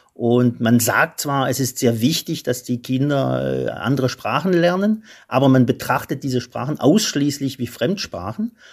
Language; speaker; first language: German; non-native, local second language; Swiss German